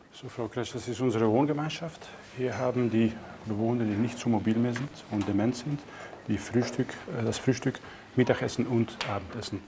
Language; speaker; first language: German; non-native, fluent; Hungarian